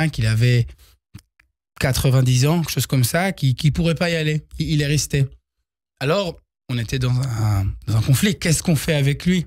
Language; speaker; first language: French; early bilingual, heritage; Hebrew